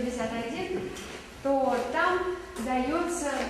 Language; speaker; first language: Russian; native; Russian